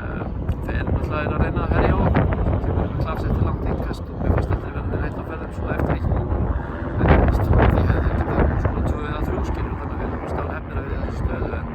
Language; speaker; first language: Icelandic; native; Icelandic